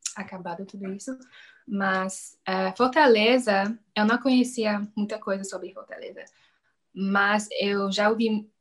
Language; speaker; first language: Portuguese; non-native, fluent; English